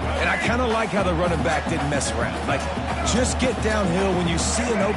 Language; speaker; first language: English; native; English